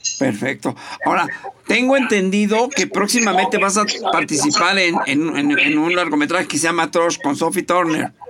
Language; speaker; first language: Spanish; native; Spanish